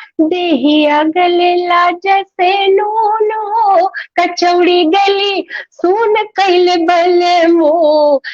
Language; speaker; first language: Hindi; native; Hindi